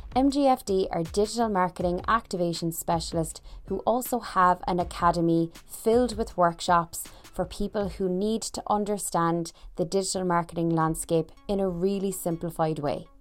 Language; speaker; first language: English; native; English